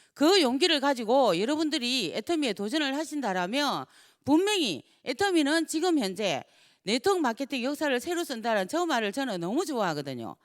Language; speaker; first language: Korean; native; Korean